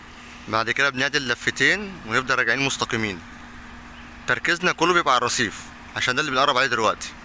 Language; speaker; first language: Arabic; native; Arabic